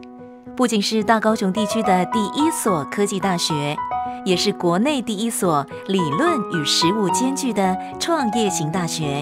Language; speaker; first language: Chinese; native; Chinese